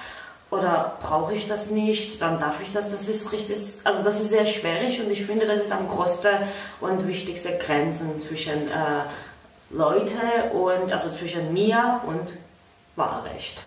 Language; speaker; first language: German; non-native, fluent; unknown